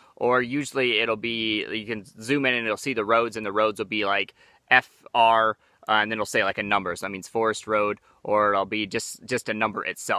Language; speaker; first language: English; native; English